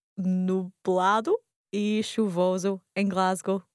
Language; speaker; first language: Portuguese; non-native, learner; English